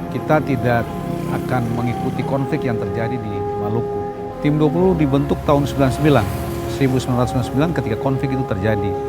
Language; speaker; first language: Indonesian; native; Indonesian